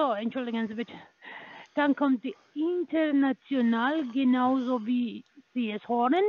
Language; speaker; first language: German; non-native, learner; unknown